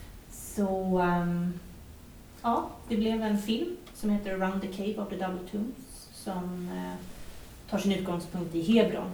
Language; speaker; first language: Swedish; native; Swedish